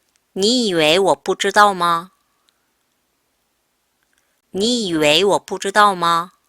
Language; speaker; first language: Chinese; non-native, fluent; Korean